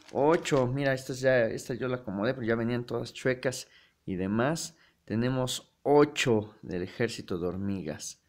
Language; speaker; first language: Spanish; native; Spanish